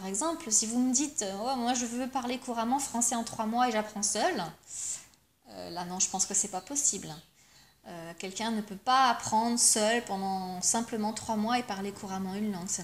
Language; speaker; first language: French; native; French